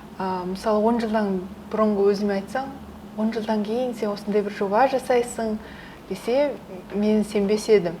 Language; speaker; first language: Kazakh; early bilingual, heritage; Kazakh